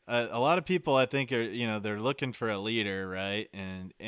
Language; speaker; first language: English; native; English